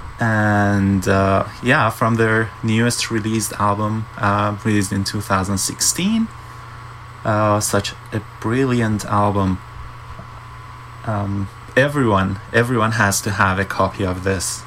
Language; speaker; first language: English; non-native, fluent; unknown